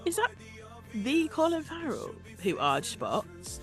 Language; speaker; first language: English; native; English